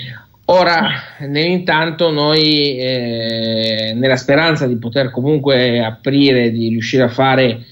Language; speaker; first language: Italian; native; Italian